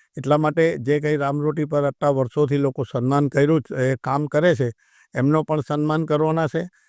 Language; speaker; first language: Gujarati; non-native, local second language; Sindhi